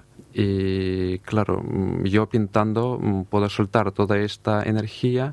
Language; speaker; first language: Spanish; non-native, fluent; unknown